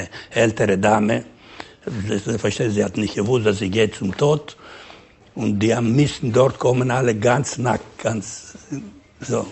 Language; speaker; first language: German; non-native, fluent; Ladino